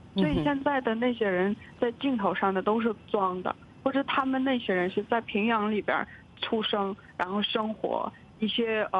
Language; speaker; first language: Chinese; non-native, fluent; Korean